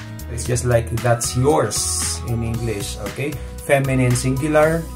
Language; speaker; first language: English; non-native, local second language; Filipino